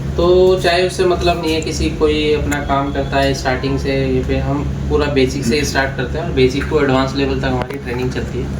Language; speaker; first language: Hindi; native; Hindi